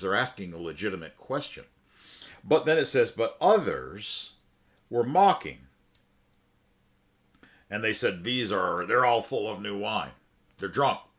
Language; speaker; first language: English; native; English